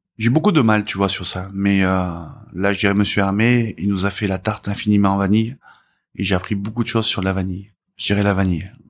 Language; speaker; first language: French; early bilingual, other home language; Korean